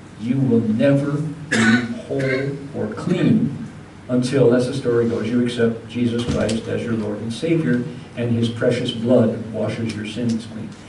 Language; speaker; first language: English; native; English